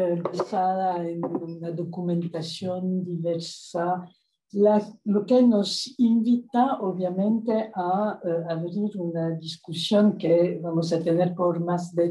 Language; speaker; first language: Spanish; non-native, fluent; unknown